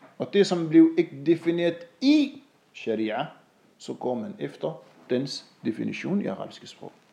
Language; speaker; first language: Danish; non-native, fluent; Arabic